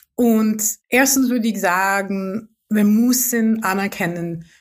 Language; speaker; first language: German; non-native, fluent; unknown